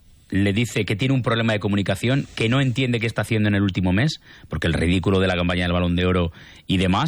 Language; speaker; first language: Spanish; native; Spanish